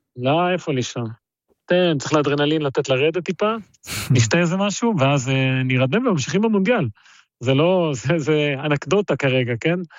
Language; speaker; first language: Hebrew; early bilingual, other home language; Spanish